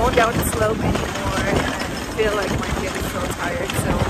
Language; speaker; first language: English; non-native, local second language; Filipino